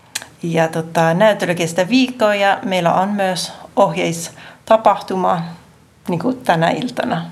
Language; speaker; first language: Finnish; non-native, fluent; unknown